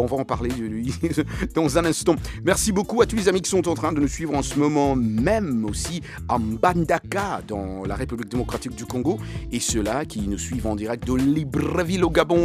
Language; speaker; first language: French; non-native, local second language; Lingala